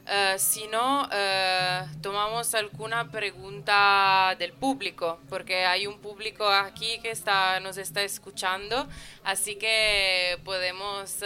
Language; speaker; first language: Spanish; non-native, fluent; Italian